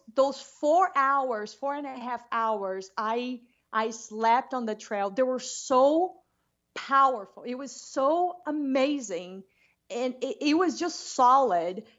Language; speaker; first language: English; non-native, fluent; Portuguese